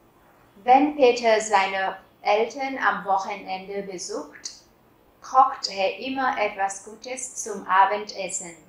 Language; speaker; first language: German; non-native, fluent; Vietnamese